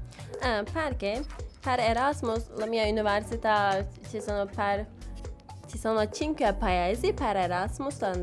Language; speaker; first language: Italian; non-native, learner; Turkish